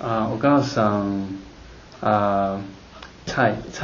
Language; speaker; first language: Japanese; non-native, learner; Chinese